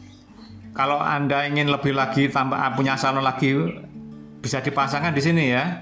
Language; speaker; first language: Indonesian; native; Indonesian